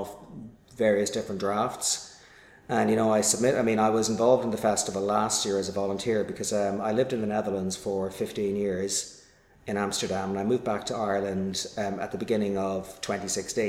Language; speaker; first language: English; native; English